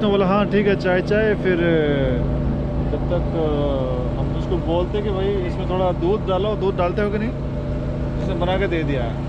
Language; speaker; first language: Hindi; non-native, local second language; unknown